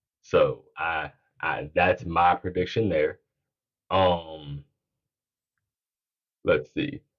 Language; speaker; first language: English; native; English